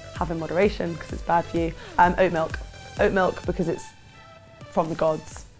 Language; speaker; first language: English; native; English